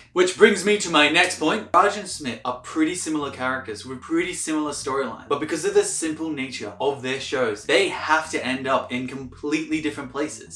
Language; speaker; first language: English; native; English